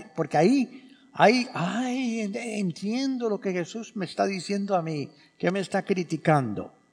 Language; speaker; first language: Spanish; early bilingual, heritage; English